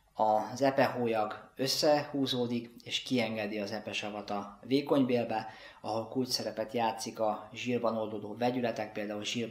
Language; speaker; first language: Hungarian; native; Hungarian